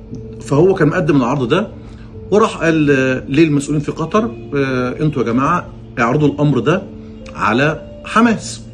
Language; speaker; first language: Arabic; native; Arabic